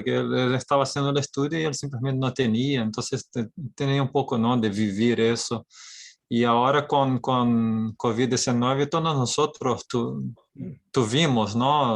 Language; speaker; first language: Spanish; non-native, fluent; Portuguese